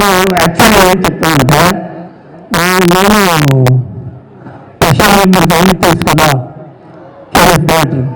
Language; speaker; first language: Telugu; non-native, learner; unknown